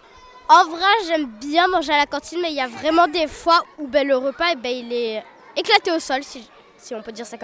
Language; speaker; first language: French; native; French